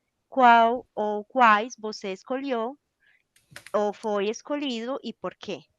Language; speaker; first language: Portuguese; non-native, learner; Spanish